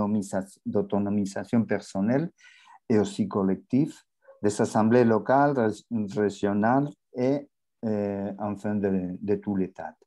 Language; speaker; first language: French; non-native, learner; Spanish